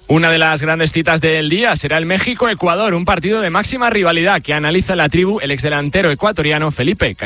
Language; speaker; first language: Spanish; native; Spanish